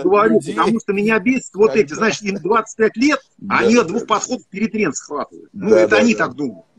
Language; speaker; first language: Russian; native; Russian